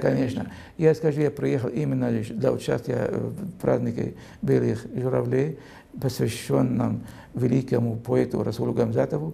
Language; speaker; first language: Russian; non-native, fluent; Arabic